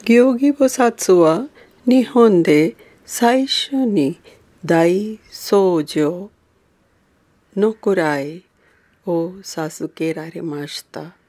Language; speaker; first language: Japanese; non-native, fluent; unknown